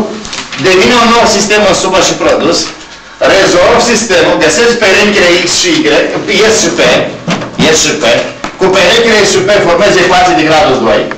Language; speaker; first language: Romanian; native; Romanian